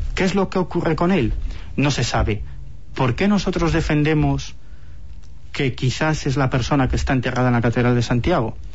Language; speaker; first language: Spanish; native; Spanish